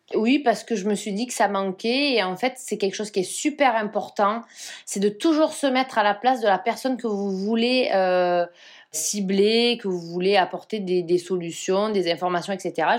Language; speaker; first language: French; native; French